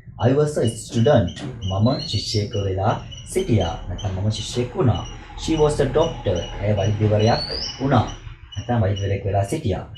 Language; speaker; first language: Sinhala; native; Sinhala